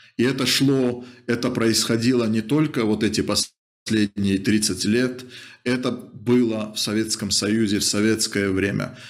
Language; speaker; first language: Russian; native; Russian